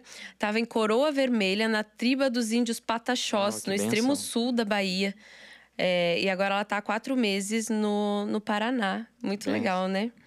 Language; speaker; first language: Portuguese; native; Portuguese